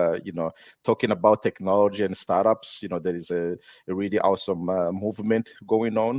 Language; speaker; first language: English; non-native, local second language; Kinyarwanda